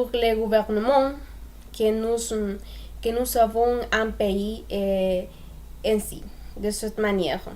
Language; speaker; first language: French; non-native, learner; Spanish